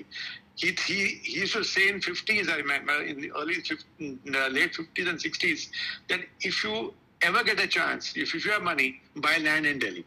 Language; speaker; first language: English; non-native, local second language; Kashmiri